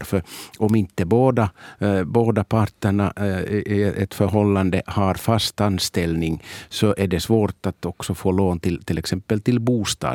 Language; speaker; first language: Swedish; native; Swedish